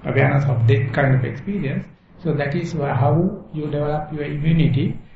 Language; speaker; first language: English; non-native, local second language; Sinhala